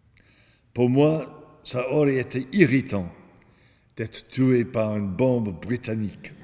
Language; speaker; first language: French; non-native, fluent; English